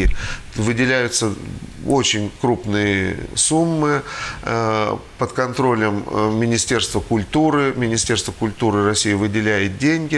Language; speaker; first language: Russian; native; Russian